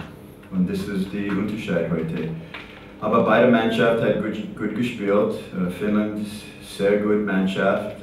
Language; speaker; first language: German; non-native, learner; English